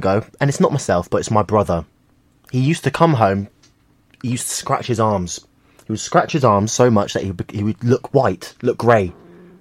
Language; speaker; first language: English; native; English